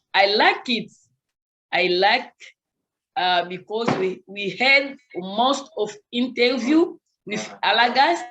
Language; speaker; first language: English; non-native, learner; Kongo